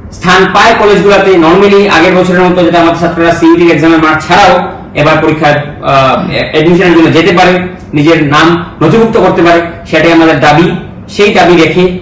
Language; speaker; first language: Bangla; native; Bangla